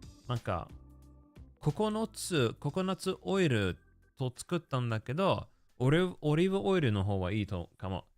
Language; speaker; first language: Japanese; non-native, learner; English